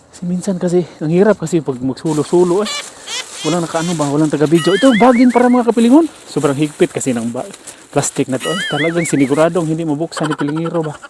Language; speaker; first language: Filipino; non-native, local second language; Cebuano